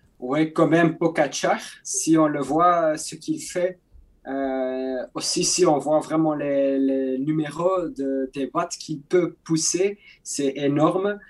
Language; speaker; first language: French; non-native, local second language; Dutch